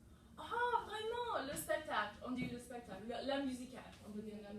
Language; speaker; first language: French; non-native, fluent; English